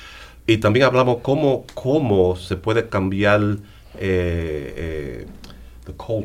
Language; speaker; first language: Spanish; early bilingual, heritage; English